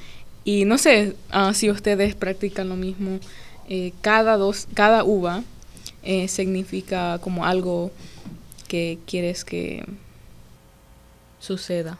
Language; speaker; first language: Spanish; early bilingual, heritage; English